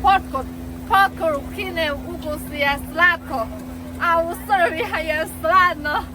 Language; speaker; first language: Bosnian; non-native, learner; Chinese